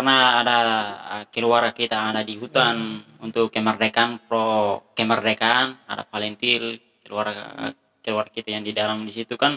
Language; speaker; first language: Indonesian; non-native, fluent; Tetum